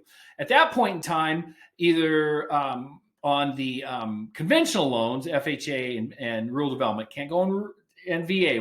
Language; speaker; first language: English; native; English